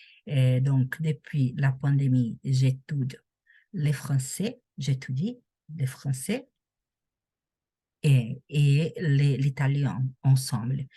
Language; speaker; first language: French; non-native, learner; Portuguese